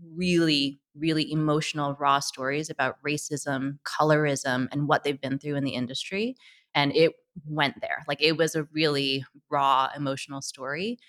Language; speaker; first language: English; native; English